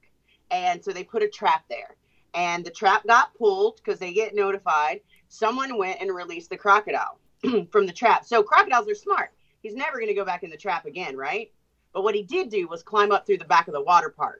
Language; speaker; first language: English; native; English